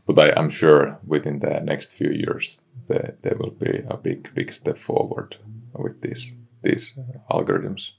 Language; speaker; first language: English; non-native, fluent; Finnish